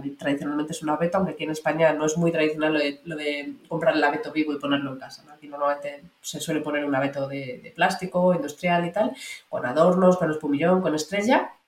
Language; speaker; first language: Spanish; native; Spanish